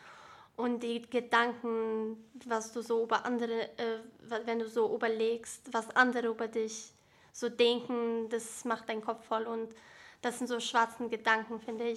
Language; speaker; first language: German; early bilingual, other home language; Bosnian